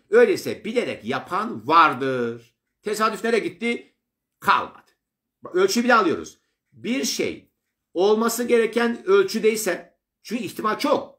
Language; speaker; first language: Turkish; native; Turkish